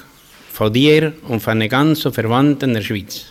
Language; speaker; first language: German; early bilingual, heritage; German